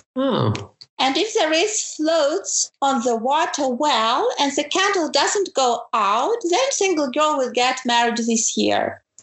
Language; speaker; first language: English; non-native, fluent; Ukrainian